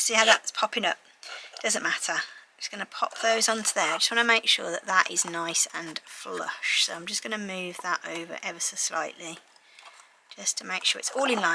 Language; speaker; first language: English; native; English